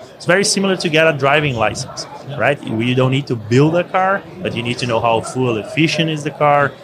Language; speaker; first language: English; non-native, fluent; Portuguese